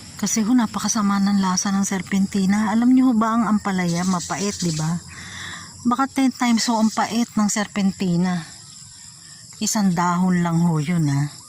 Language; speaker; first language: Filipino; native; Filipino